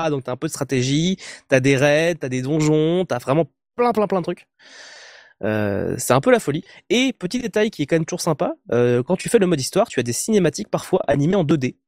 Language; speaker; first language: French; native; French